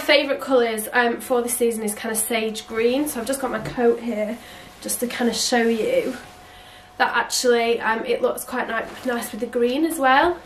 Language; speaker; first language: English; native; English